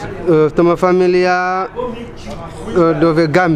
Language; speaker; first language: Italian; non-native, learner; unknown